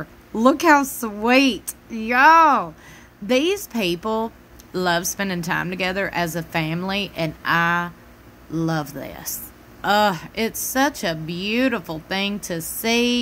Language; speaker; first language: English; native; English